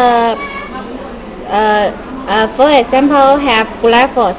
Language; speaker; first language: English; non-native, learner; Chinese